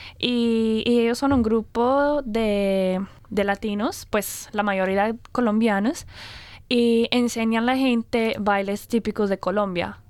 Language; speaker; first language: Spanish; non-native, fluent; English